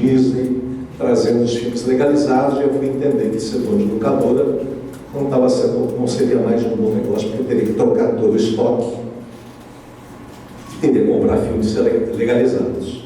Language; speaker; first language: Portuguese; native; Portuguese